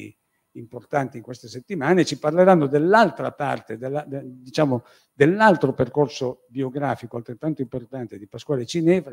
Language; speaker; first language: Italian; native; Italian